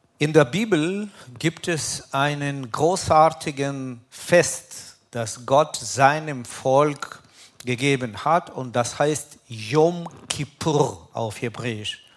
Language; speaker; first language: German; non-native, fluent; Russian